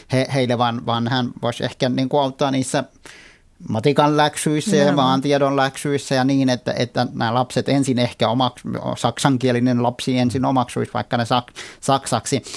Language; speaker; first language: Finnish; non-native, fluent; Somali